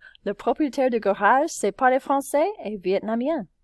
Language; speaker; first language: French; non-native, fluent; English